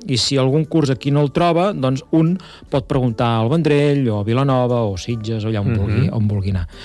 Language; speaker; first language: Catalan; native; Catalan